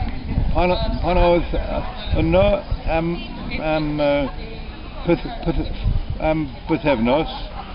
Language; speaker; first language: Welsh; non-native, learner; Irish